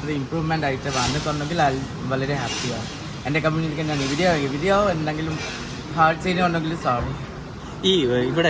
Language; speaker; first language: Malayalam; non-native, fluent; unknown